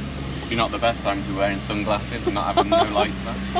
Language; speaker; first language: English; native; English